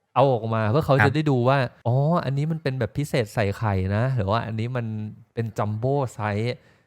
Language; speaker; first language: Thai; native; Thai